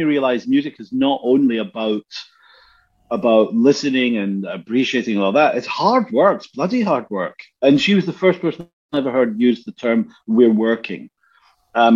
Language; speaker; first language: English; native; English